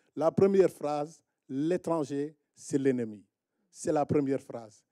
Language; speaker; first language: French; non-native, local second language; Wolof